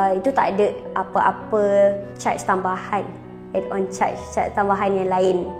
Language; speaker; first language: Malay; native; Malay